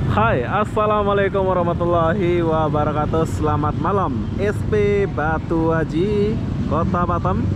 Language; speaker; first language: Indonesian; native; Indonesian